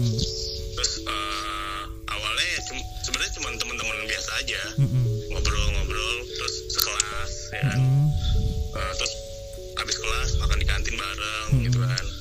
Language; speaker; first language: Indonesian; native; Indonesian